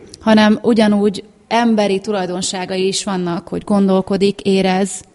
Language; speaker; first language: Hungarian; native; Hungarian